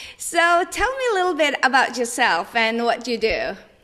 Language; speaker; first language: English; non-native, fluent; Norwegian